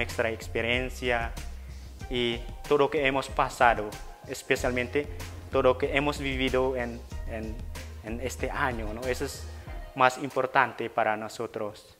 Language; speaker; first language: Spanish; non-native, fluent; Indonesian